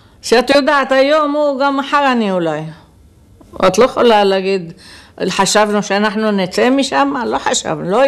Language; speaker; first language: Hebrew; non-native, local second language; Arabic